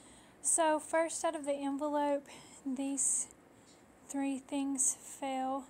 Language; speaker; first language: English; native; English